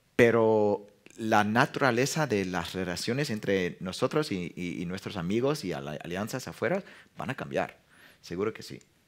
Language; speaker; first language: Spanish; non-native, fluent; English